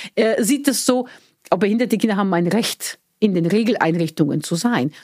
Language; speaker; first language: German; non-native, fluent; Bulgarian